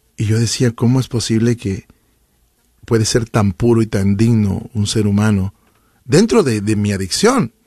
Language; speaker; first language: Spanish; native; Spanish